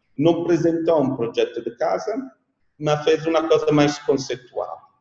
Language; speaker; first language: Portuguese; non-native, learner; Italian